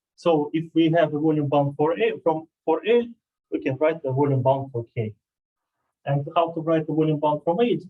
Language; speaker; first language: English; non-native, fluent; Russian